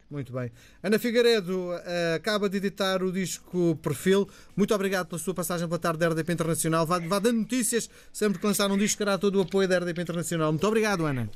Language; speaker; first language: Portuguese; native; Portuguese